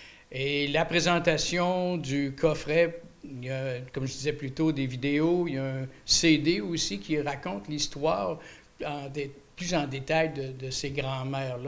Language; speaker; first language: French; native; French